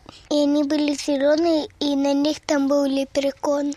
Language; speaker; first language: Russian; early bilingual, heritage; Russian